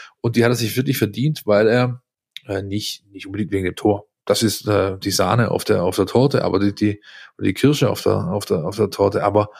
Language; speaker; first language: German; native; German